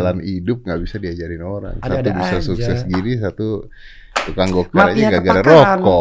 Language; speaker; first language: Indonesian; native; Indonesian